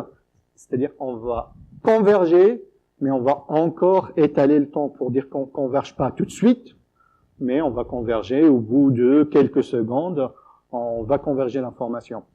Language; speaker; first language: French; native; French